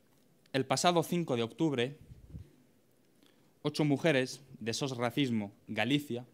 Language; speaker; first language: Spanish; native; Spanish